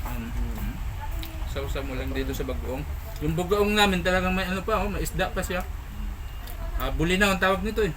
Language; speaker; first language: Filipino; non-native, local second language; Cebuano